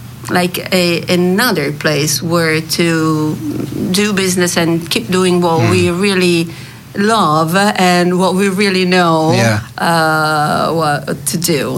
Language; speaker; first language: English; non-native, fluent; Italian